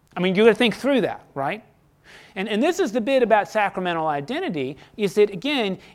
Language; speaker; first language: English; native; English